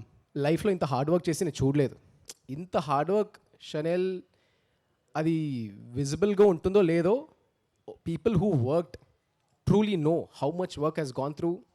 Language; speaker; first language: Telugu; early bilingual, heritage; Telugu